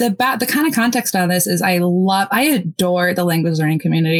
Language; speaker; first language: English; early bilingual, other home language; Polish